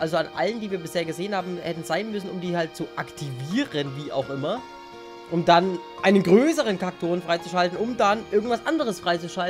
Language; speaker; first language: German; native; German